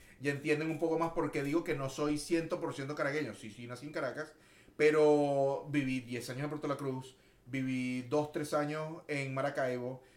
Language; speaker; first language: Spanish; native; Spanish